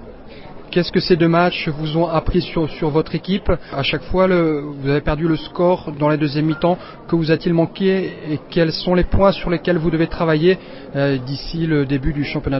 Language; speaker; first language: French; native; French